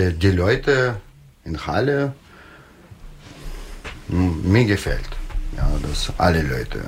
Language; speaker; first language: German; non-native, learner; Russian